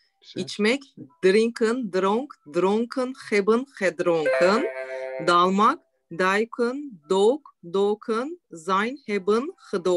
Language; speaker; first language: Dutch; non-native, learner; Turkish